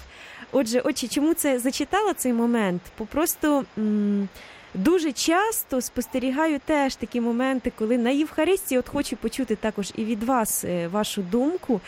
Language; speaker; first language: Ukrainian; native; Ukrainian